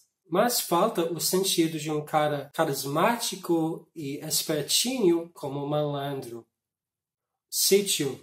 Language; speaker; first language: Portuguese; non-native, fluent; English